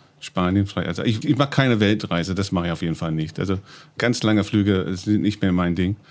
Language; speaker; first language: German; non-native, fluent; English